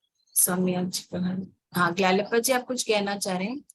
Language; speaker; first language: Hindi; native; Hindi